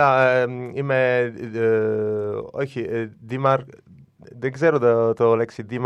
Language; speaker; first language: Greek; non-native, learner; Italian